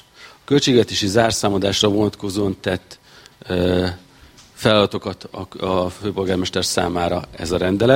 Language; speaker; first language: Hungarian; native; Hungarian